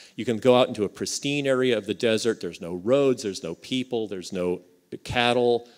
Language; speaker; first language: English; native; English